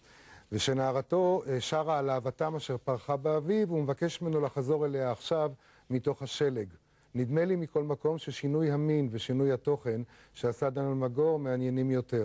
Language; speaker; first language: Hebrew; native; Hebrew